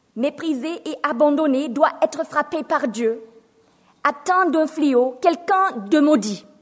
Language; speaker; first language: French; non-native, fluent; German